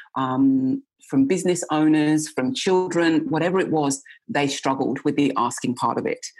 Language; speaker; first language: English; native; English